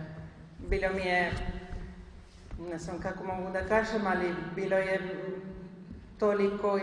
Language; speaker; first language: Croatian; early bilingual, heritage; Spanish